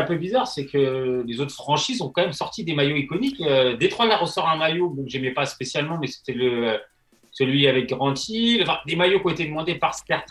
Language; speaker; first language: French; native; French